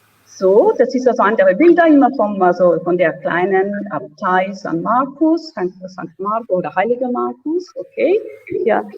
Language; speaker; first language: German; non-native, fluent; Italian